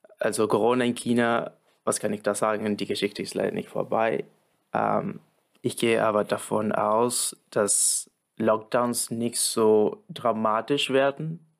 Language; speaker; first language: German; non-native, fluent; Spanish